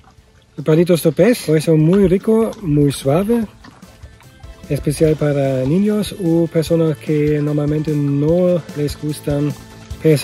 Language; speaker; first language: Spanish; non-native, learner; German